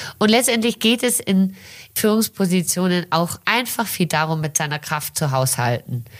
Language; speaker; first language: German; early bilingual, heritage; German